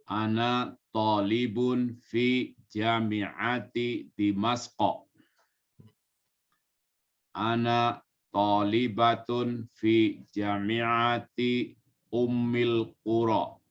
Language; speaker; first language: Arabic; non-native, learner; Indonesian